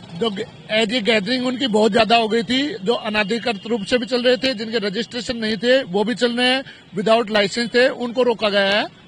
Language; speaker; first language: Hindi; native; Hindi